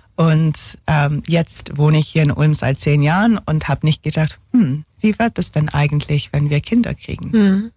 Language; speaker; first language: German; non-native, fluent; English